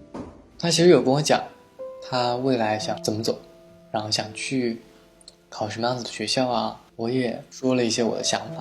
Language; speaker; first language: Chinese; native; Chinese